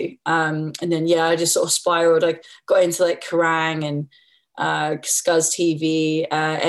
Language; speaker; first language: English; native; English